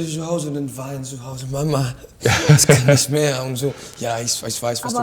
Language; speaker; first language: German; non-native, fluent; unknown